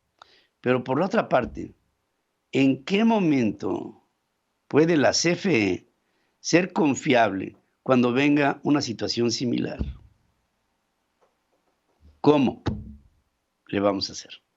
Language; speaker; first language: Spanish; native; Spanish